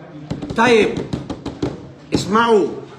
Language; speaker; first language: Arabic; non-native, fluent; Filipino